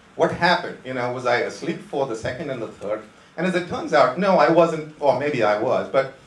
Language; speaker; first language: English; non-native, local second language; Konkani